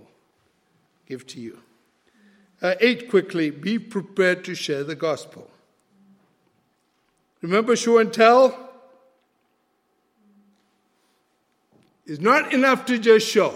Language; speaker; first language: English; non-native, local second language; Malay